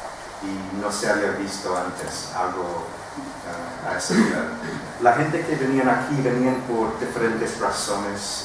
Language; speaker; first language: Spanish; non-native, fluent; English